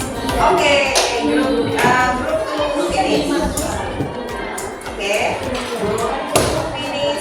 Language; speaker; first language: English; non-native, fluent; Indonesian